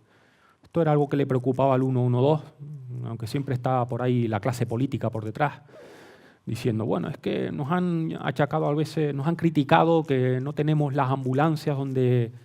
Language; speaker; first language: Spanish; native; Spanish